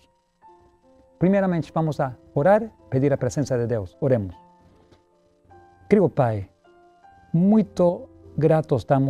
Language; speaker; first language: Portuguese; non-native, learner; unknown